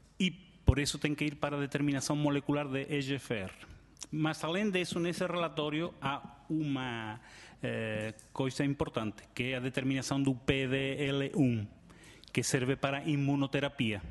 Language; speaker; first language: Portuguese; non-native, fluent; Spanish